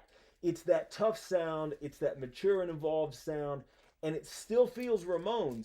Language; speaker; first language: English; native; English